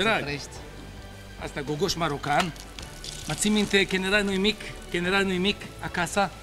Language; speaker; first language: Romanian; non-native, learner; Arabic